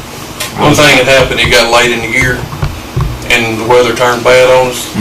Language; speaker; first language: English; native; English